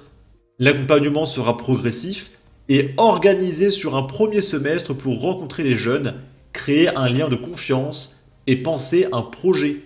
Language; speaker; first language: French; native; French